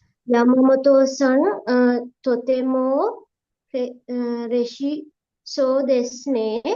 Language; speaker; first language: Japanese; non-native, learner; Sinhala